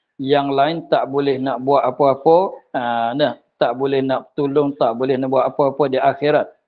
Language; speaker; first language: Malay; native; Malay